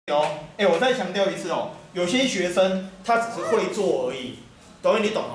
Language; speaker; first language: Chinese; native; Chinese